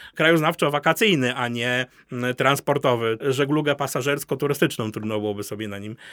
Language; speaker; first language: Polish; native; Polish